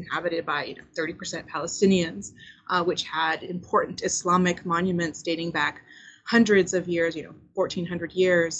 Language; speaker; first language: English; early bilingual, other home language; Spanish